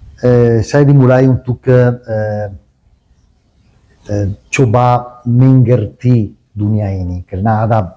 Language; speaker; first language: Indonesian; non-native, learner; Italian